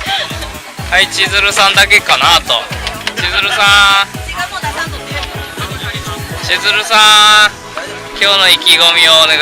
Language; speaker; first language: Japanese; native; Japanese